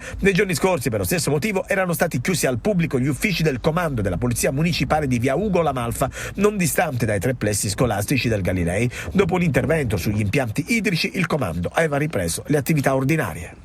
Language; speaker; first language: Italian; native; Italian